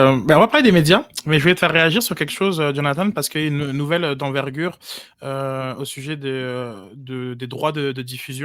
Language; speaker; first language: French; native; French